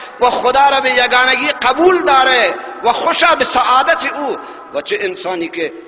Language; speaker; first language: Persian; non-native, local second language; Baluchi